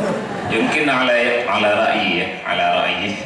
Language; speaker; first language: Arabic; non-native, fluent; Indonesian